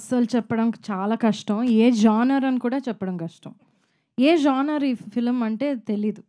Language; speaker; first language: Telugu; non-native, fluent; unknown